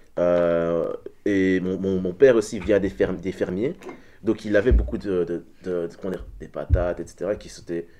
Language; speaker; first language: French; early bilingual, other home language; Dutch